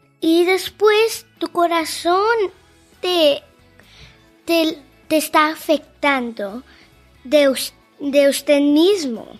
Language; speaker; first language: Spanish; early bilingual, heritage; Spanish